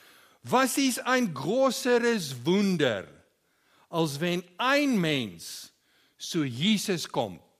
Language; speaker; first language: German; non-native, learner; Afrikaans